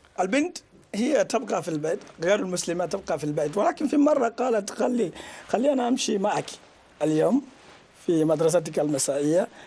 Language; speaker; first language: Arabic; non-native, fluent; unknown